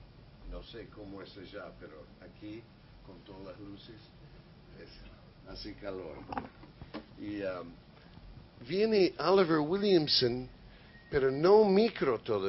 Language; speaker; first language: Spanish; non-native, fluent; English